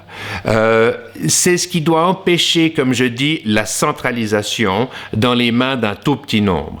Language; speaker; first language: French; native; French